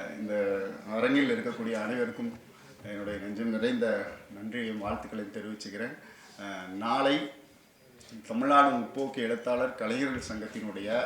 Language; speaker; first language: Tamil; native; Tamil